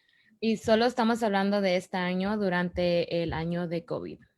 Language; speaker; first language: Spanish; early bilingual, other home language; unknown